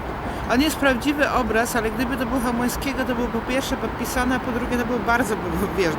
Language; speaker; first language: Polish; native; Polish